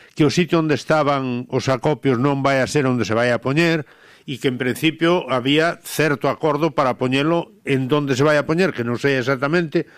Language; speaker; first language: Galician; native; Galician